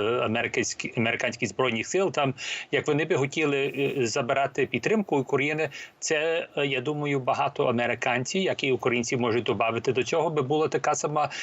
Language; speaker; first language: Ukrainian; early bilingual, heritage; Ukrainian